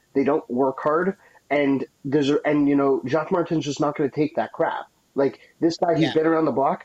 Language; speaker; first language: English; native; English